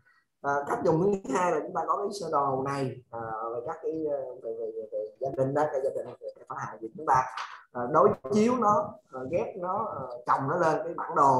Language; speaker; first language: Vietnamese; native; Vietnamese